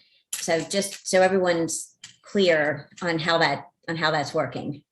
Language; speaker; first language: English; native; English